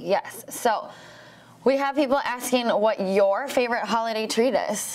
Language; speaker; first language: English; native; English